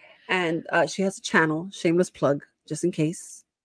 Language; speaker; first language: English; early bilingual, other home language; Spanish